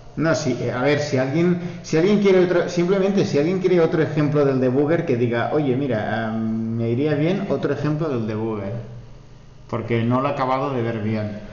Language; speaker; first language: Spanish; non-native, local second language; Catalan